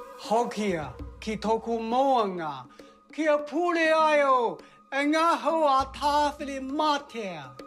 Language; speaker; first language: Māori; non-native, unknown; Chinese